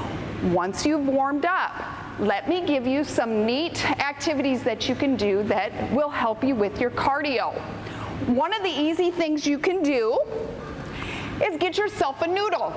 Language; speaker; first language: English; native; English